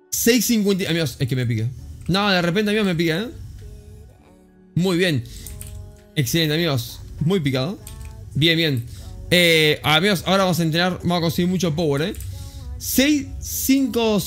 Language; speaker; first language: Spanish; native; Spanish